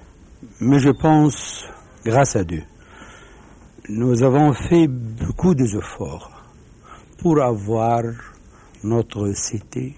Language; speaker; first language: French; non-native, learner; Arabic